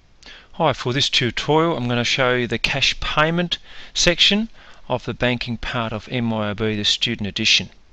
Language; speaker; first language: English; native; English